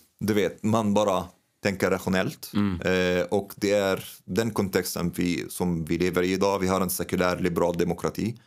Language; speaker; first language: Swedish; non-native, fluent; Arabic